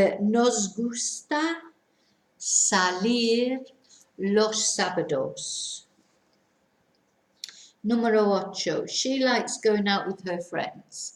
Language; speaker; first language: Spanish; non-native, fluent; English